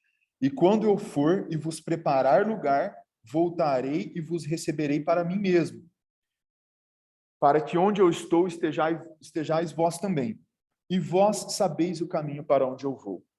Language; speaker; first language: Portuguese; native; Portuguese